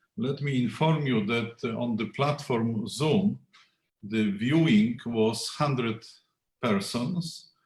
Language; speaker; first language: English; non-native, fluent; Polish